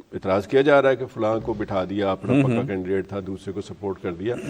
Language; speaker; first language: Urdu; non-native, local second language; Punjabi